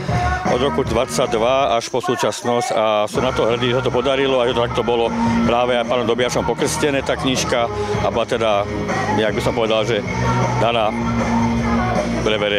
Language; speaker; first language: Slovak; native; Slovak